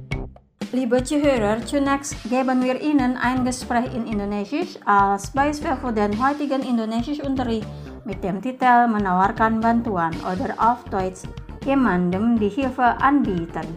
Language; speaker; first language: German; non-native, fluent; Indonesian